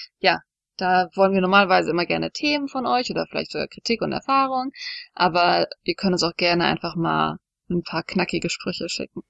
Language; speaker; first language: German; native; German